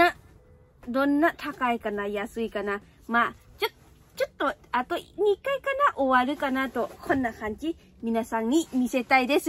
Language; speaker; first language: Japanese; non-native, learner; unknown